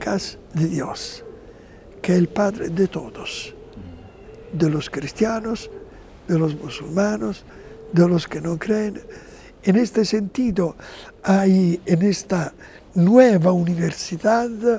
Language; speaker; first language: Spanish; non-native, fluent; Italian